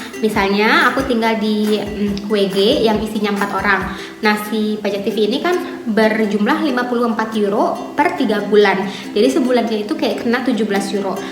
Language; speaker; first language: Indonesian; native; Indonesian